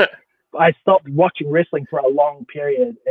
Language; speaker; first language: English; native; English